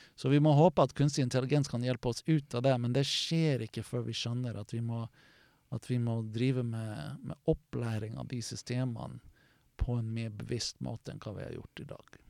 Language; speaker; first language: Norwegian; non-native, fluent; English